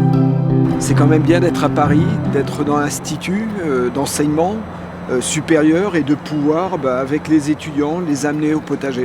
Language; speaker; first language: French; native; French